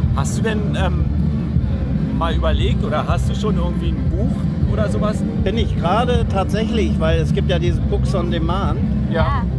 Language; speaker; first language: German; native; German